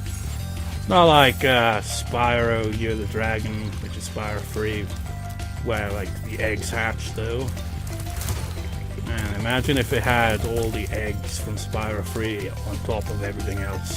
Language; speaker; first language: English; native; English